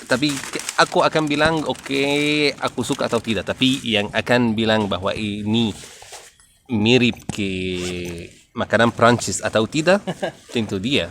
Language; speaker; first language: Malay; non-native, learner; Arabic